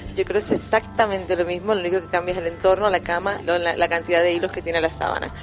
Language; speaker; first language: Spanish; native; Spanish